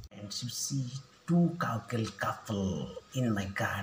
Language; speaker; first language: English; non-native, learner; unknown